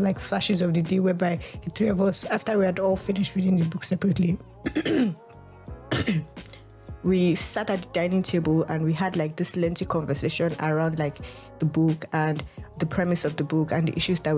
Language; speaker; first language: English; non-native, local second language; Yoruba